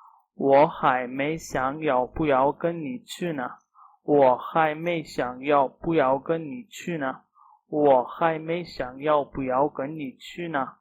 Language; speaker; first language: Chinese; non-native, learner; Urdu